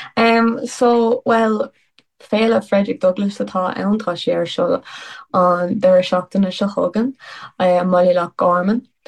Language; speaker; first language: Irish; non-native, local second language; English